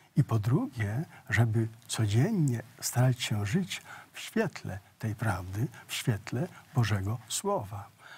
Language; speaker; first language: Polish; native; Polish